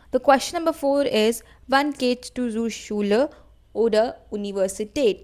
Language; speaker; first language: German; non-native, learner; Hindi